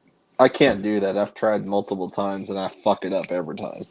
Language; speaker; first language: English; native; English